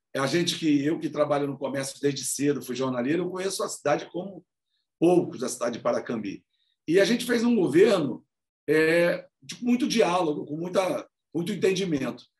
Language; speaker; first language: Portuguese; native; Portuguese